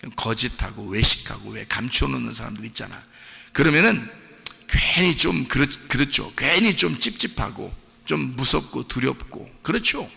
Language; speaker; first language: Korean; native; Korean